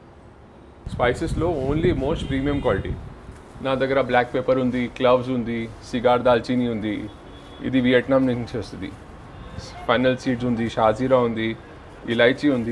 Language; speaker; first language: Telugu; non-native, local second language; Hindi